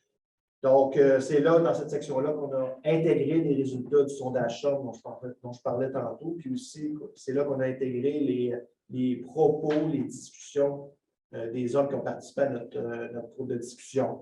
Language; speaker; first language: French; native; French